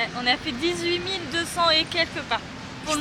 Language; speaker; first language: French; native; French